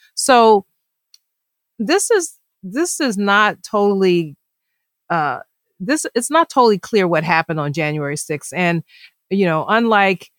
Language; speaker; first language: English; native; English